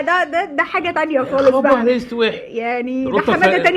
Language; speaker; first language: Arabic; native; Arabic